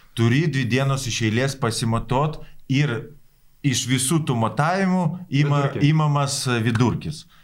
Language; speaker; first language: Lithuanian; non-native, local second language; Polish